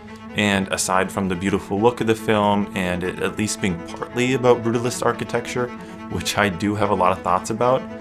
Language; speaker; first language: English; native; English